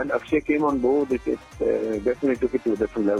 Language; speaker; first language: English; non-native, local second language; Punjabi